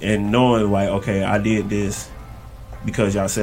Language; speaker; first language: English; native; English